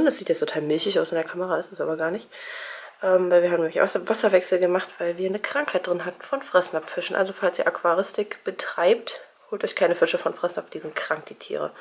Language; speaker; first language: German; native; German